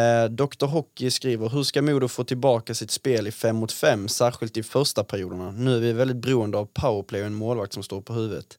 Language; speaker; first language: Swedish; native; Swedish